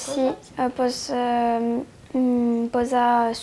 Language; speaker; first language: Catalan; non-native, learner; French